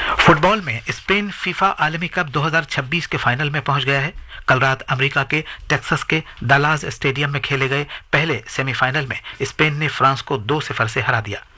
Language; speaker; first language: Urdu; native; Urdu